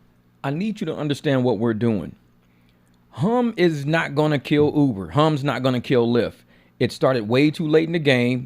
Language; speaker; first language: English; native; English